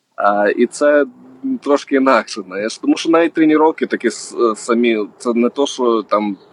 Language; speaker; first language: Ukrainian; native; Ukrainian